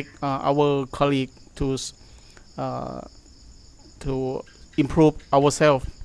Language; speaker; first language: English; non-native, learner; Thai